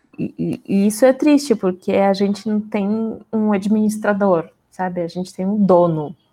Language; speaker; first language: Portuguese; non-native, fluent; Russian